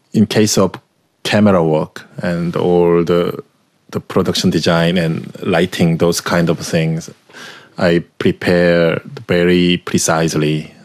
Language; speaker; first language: English; non-native, learner; Korean